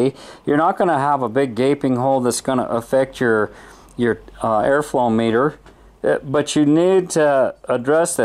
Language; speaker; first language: English; native; English